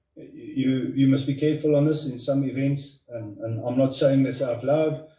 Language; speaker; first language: English; non-native, local second language; Afrikaans